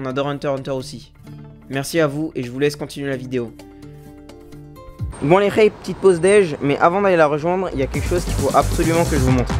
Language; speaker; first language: French; native; French